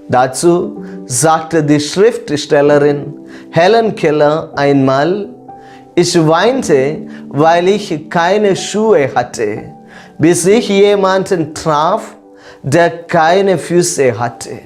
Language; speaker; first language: German; non-native, fluent; Malayalam